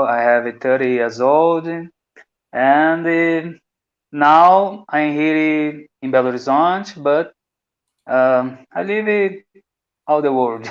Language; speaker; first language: English; non-native, learner; Portuguese